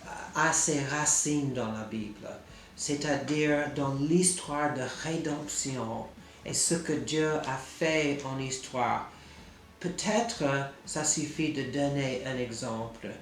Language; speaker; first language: French; non-native, fluent; English